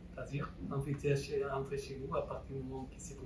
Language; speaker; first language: French; non-native, fluent; Portuguese